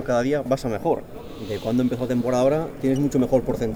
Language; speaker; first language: Spanish; native; Spanish